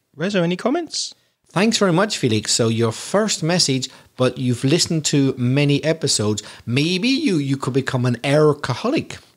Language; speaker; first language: English; native; English